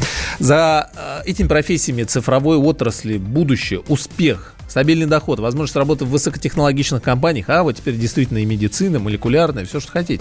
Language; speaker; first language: Russian; native; Russian